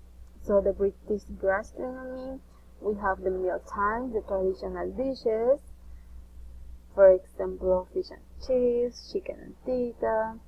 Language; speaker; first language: English; non-native, learner; Spanish